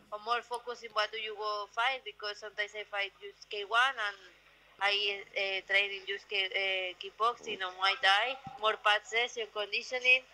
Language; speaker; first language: English; non-native, learner; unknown